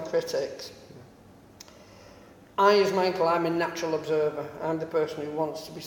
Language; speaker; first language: English; native; English